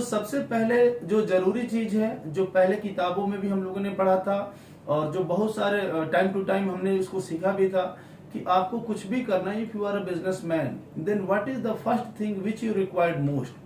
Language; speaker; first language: Hindi; native; Hindi